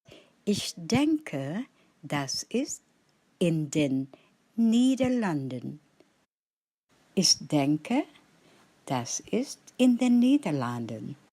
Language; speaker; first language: German; non-native, fluent; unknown